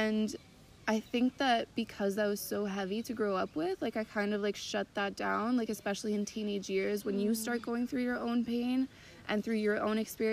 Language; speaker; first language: English; native; English